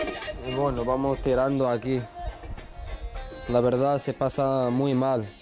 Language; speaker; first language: Spanish; early bilingual, other home language; Arabic